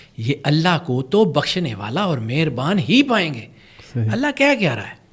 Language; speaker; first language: Urdu; non-native, local second language; Punjabi